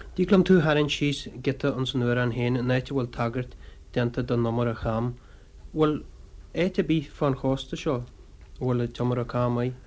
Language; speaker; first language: Irish; native; Irish